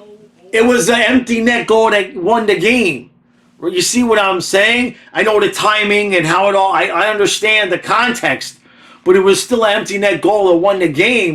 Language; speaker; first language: English; native; English